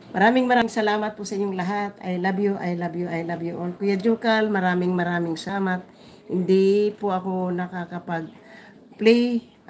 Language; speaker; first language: Filipino; non-native, local second language; Waray